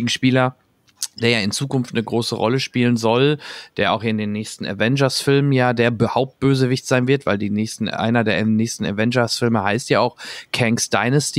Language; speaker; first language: German; native; German